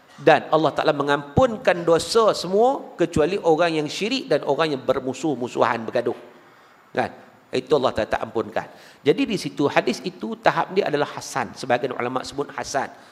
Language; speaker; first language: Malay; native; Malay